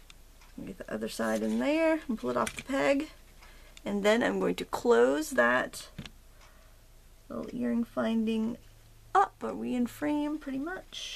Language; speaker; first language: English; native; English